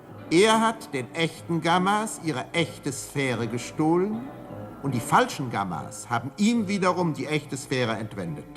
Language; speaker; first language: German; native; German